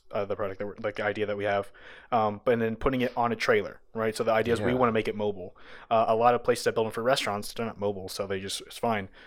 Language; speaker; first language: English; native; English